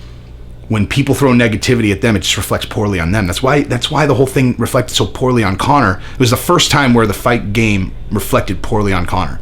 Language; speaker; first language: English; native; English